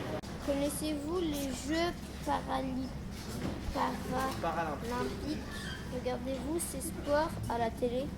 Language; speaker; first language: French; native; French